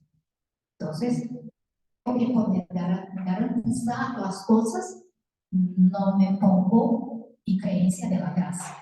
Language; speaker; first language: Spanish; non-native, learner; Portuguese